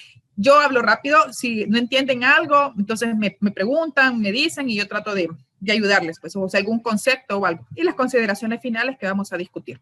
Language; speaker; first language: Spanish; native; Spanish